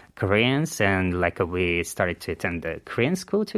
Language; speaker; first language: English; non-native, learner; Uzbek